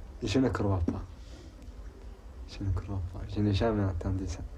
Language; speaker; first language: French; non-native, learner; Arabic